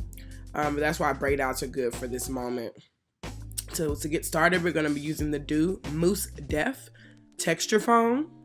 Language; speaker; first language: English; native; English